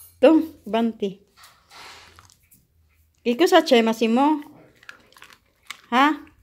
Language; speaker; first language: Italian; non-native, learner; Filipino